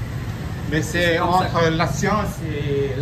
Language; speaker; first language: French; non-native, fluent; Vietnamese